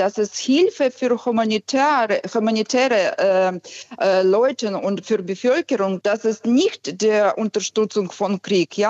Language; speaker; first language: German; non-native, fluent; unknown